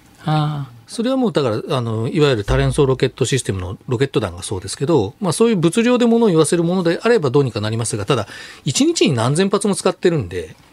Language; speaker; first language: Japanese; native; Japanese